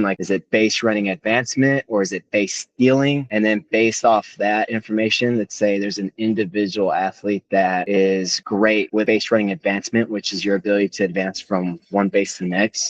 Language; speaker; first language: English; native; English